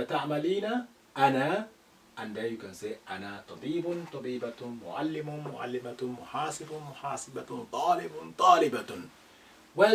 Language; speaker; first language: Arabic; non-native, fluent; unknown